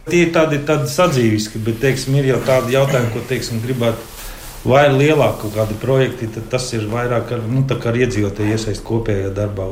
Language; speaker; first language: Latvian; native; Latvian